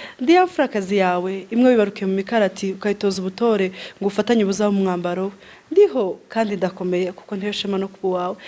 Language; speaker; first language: Kinyarwanda; native; Kinyarwanda